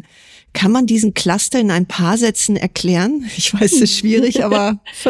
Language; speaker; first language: German; native; German